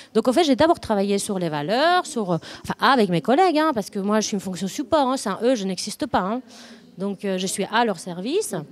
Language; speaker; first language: French; non-native, fluent; Spanish